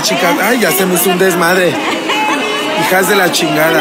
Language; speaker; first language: Spanish; native; Spanish